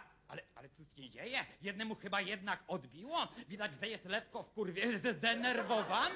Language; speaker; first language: Polish; native; Polish